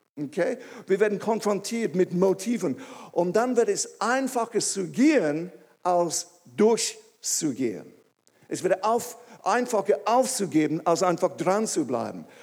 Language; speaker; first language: German; non-native, fluent; English